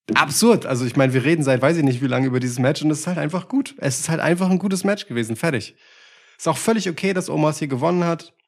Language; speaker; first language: German; early bilingual, other home language; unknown